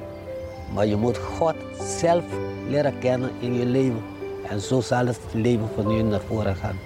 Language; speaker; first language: Dutch; non-native, local second language; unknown